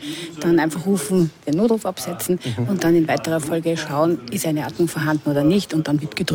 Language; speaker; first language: German; native; German